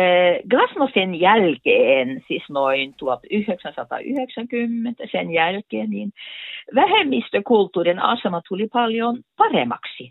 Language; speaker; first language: Finnish; non-native, fluent; Norwegian